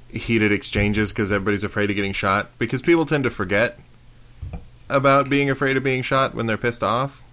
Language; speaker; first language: English; native; English